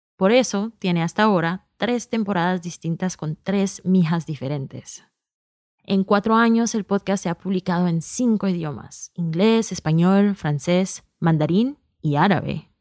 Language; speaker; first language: Spanish; early bilingual, heritage; Spanish